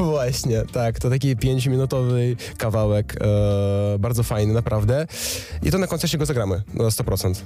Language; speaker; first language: Polish; non-native, fluent; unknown